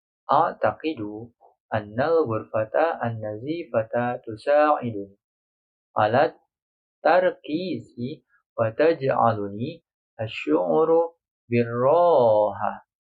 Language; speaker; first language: Arabic; non-native, learner; Indonesian